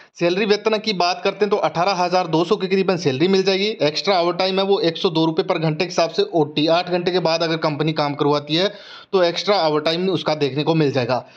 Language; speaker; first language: Hindi; native; Hindi